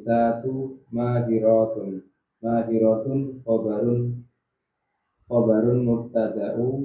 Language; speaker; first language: Arabic; non-native, learner; Indonesian